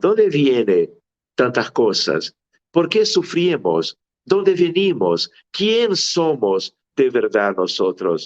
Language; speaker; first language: Spanish; non-native, fluent; Portuguese